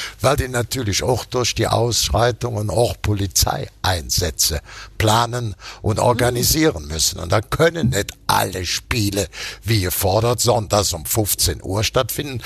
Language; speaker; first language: German; native; German